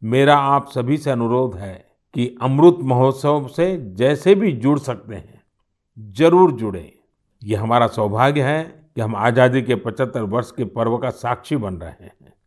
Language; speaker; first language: Hindi; non-native, local second language; Gujarati